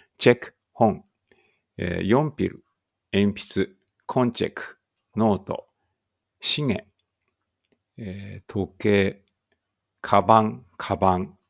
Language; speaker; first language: Japanese; native; Japanese